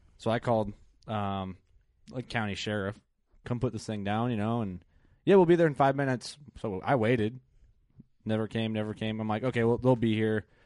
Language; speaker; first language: English; native; English